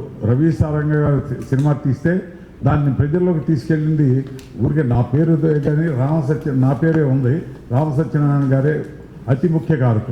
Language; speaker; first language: Telugu; native; Telugu